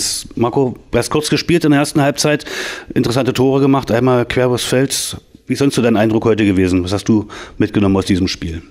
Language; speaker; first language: German; native; German